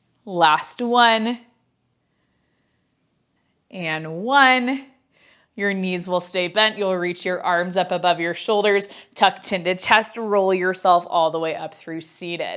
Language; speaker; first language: English; native; English